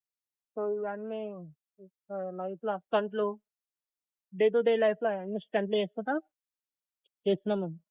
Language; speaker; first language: Telugu; native; Telugu